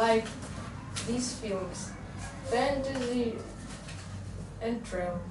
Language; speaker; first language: English; non-native, learner; Russian